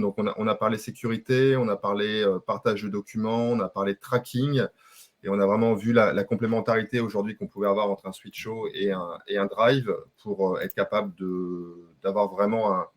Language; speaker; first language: French; native; French